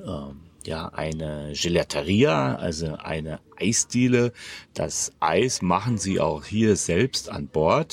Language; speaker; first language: German; native; German